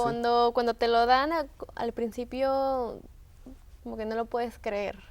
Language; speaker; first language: Spanish; early bilingual, heritage; Spanish